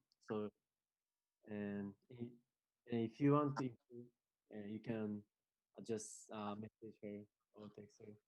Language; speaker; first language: English; non-native, fluent; Japanese